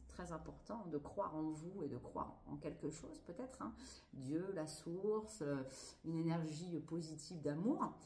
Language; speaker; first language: French; native; French